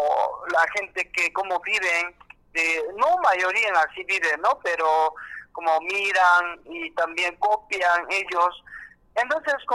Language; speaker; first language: Spanish; non-native, learner; Korean